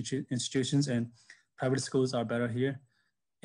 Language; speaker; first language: English; non-native, local second language; Sherpa